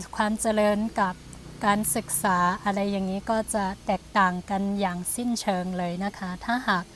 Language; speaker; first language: Thai; non-native, fluent; Burmese